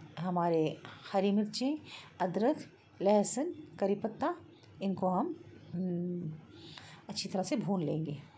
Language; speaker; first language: Hindi; native; Hindi